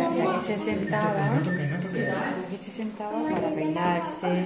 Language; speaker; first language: Spanish; native; Spanish